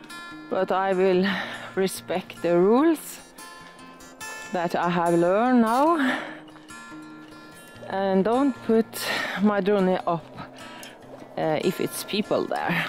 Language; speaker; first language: English; non-native, learner; Norwegian